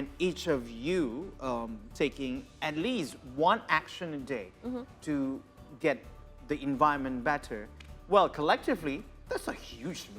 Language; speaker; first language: English; non-native, fluent; Indonesian